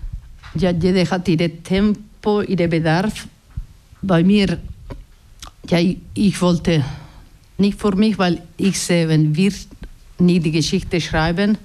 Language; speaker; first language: German; non-native, learner; Basque